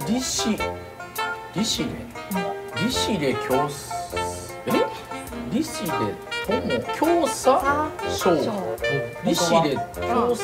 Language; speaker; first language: Japanese; native; Japanese